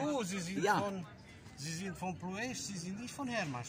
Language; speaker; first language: German; non-native, fluent; Romanian